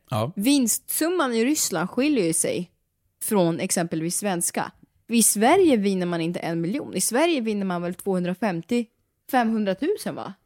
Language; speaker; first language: Swedish; early bilingual, other home language; Russian